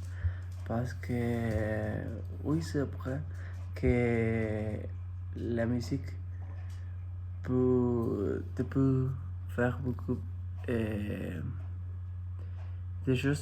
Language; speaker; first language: French; non-native, fluent; Spanish